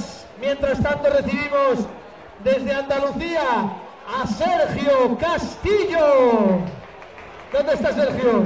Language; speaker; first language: Spanish; native; Spanish